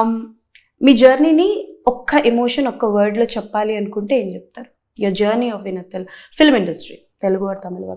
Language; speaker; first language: Telugu; native; Telugu